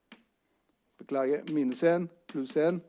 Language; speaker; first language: Norwegian; non-native, fluent; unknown